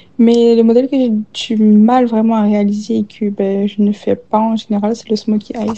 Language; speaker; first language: French; native; French